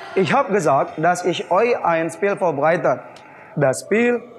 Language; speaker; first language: German; non-native, fluent; Indonesian